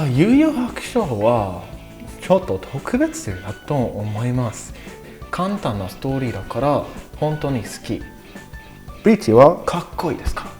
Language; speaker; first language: Japanese; non-native, learner; English